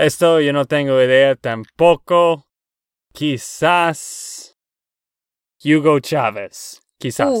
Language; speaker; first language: Spanish; non-native, learner; English